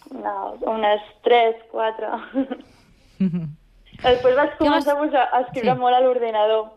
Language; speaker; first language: Catalan; non-native, local second language; Spanish